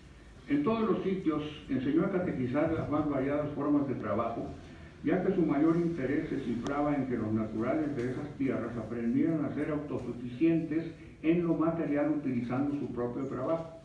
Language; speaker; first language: Spanish; native; Spanish